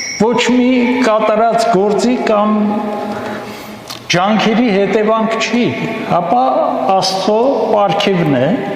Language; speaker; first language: Armenian; native; Armenian